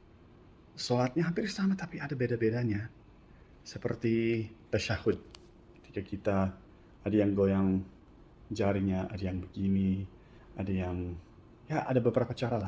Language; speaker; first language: Indonesian; non-native, fluent; English